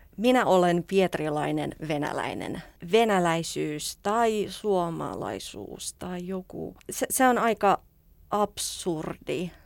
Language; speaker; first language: Finnish; non-native, fluent; Russian